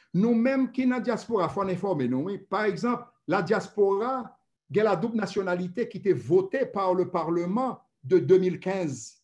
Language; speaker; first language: French; native; French